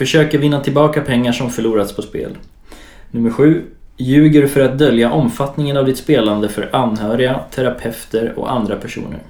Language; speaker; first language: Swedish; native; Swedish